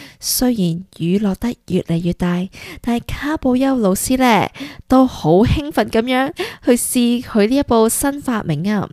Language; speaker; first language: Cantonese; early bilingual, heritage; Cantonese